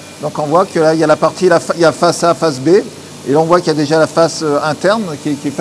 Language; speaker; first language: French; native; French